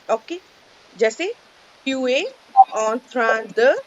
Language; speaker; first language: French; non-native, fluent; Hindi